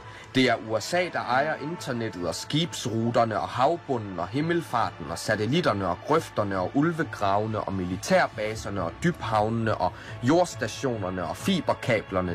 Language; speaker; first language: Danish; early bilingual, other home language; Arabic